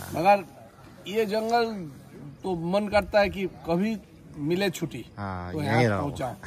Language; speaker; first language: Hindi; non-native, local second language; Bangla